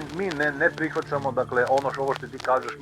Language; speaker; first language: Croatian; native; Croatian